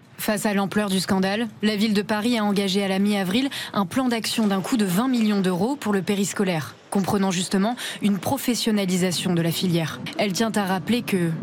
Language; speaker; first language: French; native; French